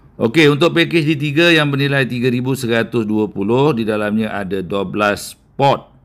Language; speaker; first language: Malay; native; Malay